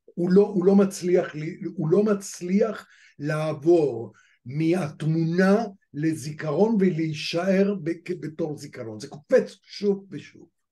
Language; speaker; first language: Hebrew; non-native, fluent; Spanish